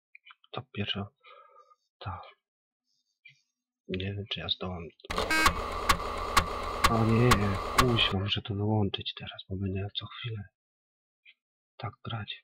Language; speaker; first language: Polish; native; Polish